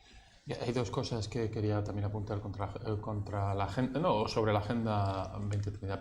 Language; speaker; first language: Spanish; native; Spanish